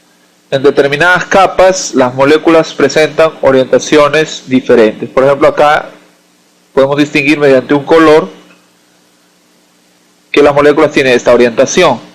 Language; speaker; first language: Spanish; native; Spanish